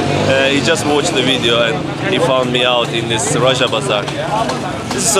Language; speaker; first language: English; non-native, fluent; Turkish